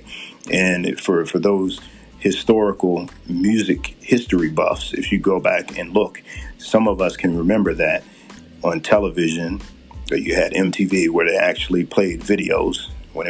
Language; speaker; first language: English; native; English